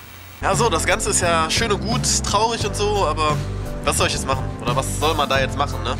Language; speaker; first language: German; native; German